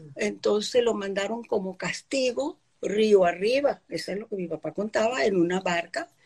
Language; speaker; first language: Spanish; early bilingual, other home language; Polish